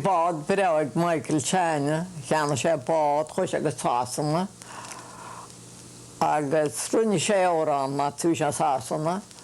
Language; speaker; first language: Irish; native; Irish